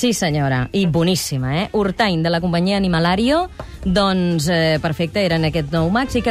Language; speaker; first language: Catalan; native; Catalan